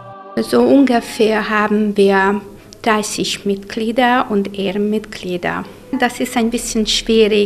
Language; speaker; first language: German; non-native, local second language; Hungarian